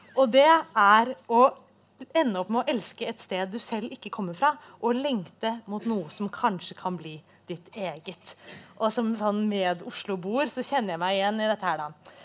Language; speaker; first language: Norwegian; native; Norwegian